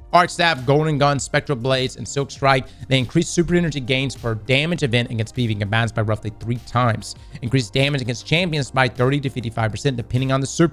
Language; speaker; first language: English; native; English